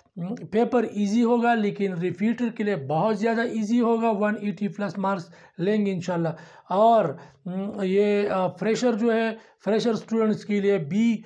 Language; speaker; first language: Urdu; non-native, local second language; Pashto